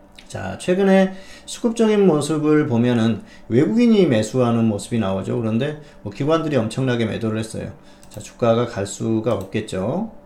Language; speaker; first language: Korean; native; Korean